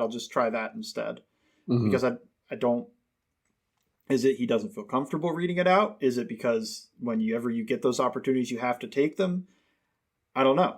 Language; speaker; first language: English; native; English